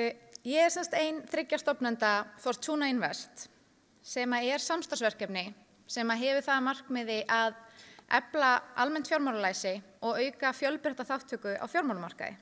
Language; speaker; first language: Icelandic; native; Icelandic